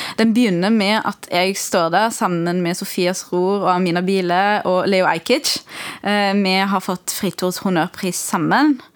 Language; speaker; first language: Norwegian; early bilingual, other home language; Arabic